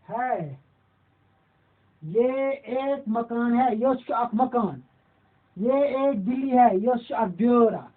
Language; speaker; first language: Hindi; non-native, local second language; Kashmiri